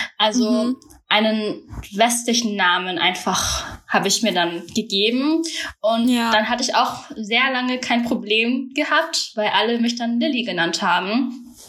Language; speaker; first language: German; early bilingual, other home language; Vietnamese